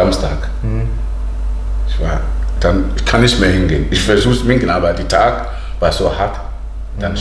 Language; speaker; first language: German; non-native, learner; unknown